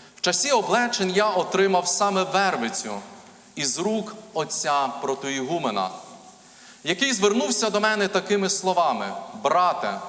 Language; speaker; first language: Ukrainian; native; Ukrainian